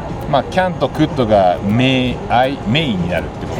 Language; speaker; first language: Japanese; native; Japanese